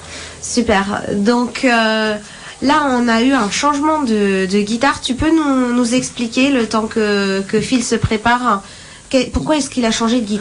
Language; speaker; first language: French; native; French